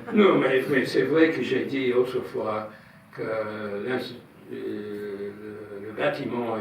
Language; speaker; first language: French; non-native, fluent; English